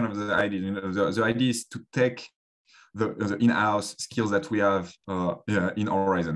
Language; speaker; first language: English; non-native, fluent; French